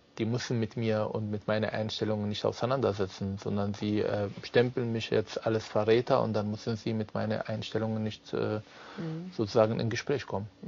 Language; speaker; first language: German; non-native, fluent; Arabic